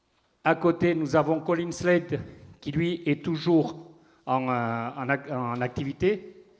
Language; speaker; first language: French; native; French